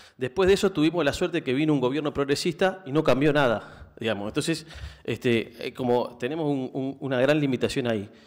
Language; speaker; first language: Spanish; native; Spanish